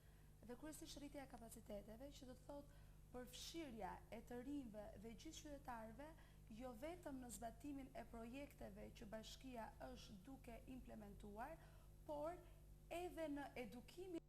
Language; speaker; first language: Albanian; native; Albanian